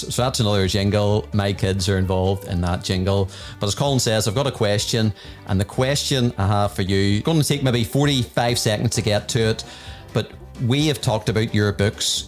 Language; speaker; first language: English; native; English